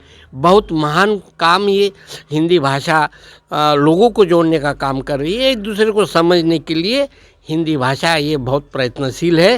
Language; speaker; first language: Hindi; non-native, local second language; Marathi